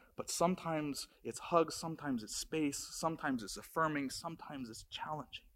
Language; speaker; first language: English; native; English